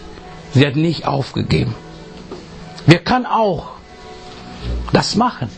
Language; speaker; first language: German; non-native, fluent; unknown